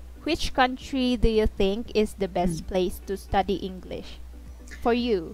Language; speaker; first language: English; non-native, fluent; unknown